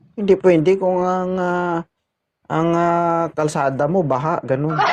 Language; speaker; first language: Filipino; non-native, local second language; Hiligaynon